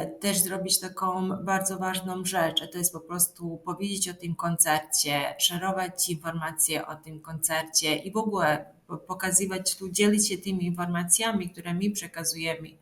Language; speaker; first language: Polish; non-native, fluent; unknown